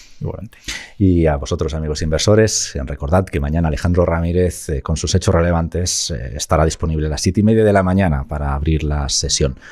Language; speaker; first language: Spanish; native; Spanish